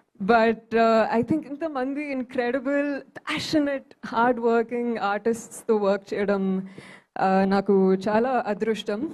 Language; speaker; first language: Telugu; early bilingual, heritage; Telugu